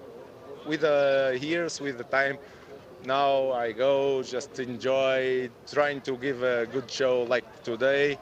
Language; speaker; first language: English; non-native, learner; Spanish